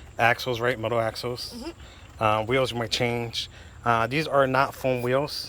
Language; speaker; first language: English; native; English